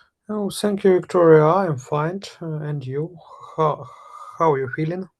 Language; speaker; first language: English; non-native, learner; Russian